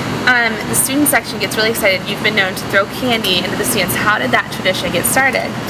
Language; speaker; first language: English; native; English